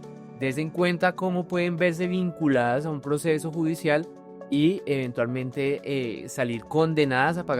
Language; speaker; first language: Spanish; native; Spanish